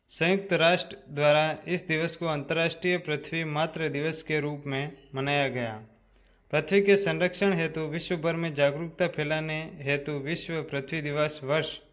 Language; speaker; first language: Hindi; native; Hindi